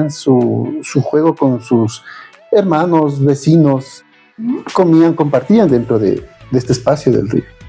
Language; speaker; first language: Spanish; native; Spanish